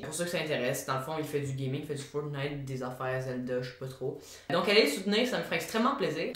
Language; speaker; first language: French; native; French